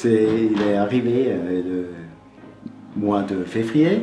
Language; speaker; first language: French; non-native, local second language; German